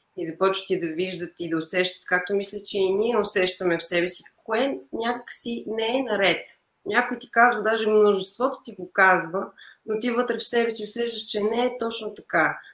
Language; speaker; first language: Bulgarian; native; Bulgarian